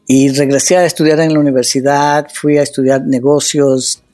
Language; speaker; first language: Spanish; native; Spanish